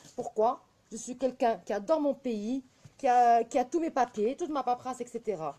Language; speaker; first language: French; non-native, local second language; Arabic